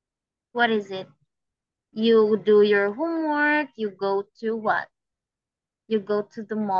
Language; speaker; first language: English; non-native, fluent; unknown